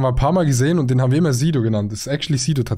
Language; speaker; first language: German; native; German